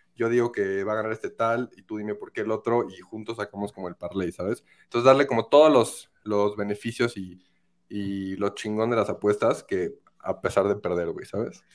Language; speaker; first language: Spanish; native; Spanish